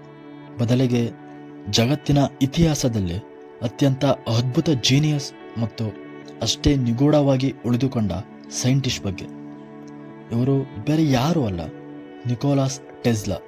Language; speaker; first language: Kannada; native; Kannada